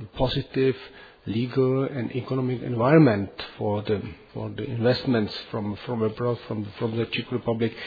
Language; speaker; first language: English; non-native, fluent; Czech